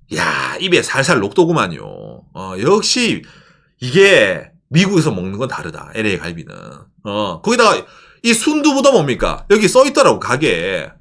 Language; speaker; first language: Korean; native; Korean